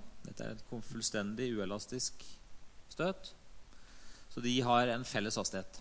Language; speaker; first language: Norwegian; native; Norwegian